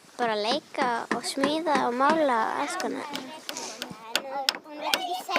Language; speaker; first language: Icelandic; non-native, learner; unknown